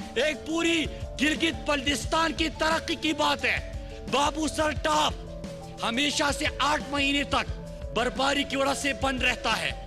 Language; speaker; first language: Urdu; non-native, local second language; Pashto